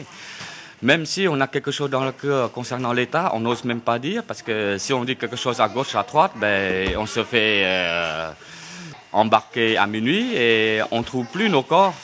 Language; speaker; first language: French; non-native, fluent; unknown